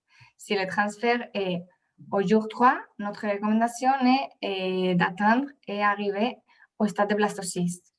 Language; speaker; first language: French; non-native, fluent; Spanish